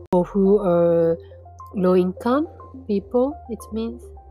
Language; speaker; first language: English; non-native, learner; Japanese